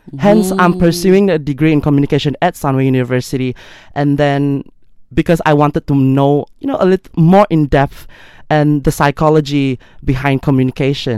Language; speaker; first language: English; non-native, local second language; Malay